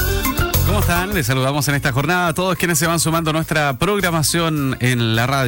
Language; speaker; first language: Spanish; native; Spanish